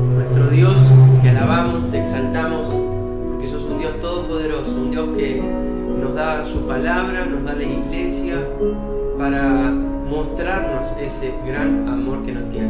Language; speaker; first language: Spanish; native; Spanish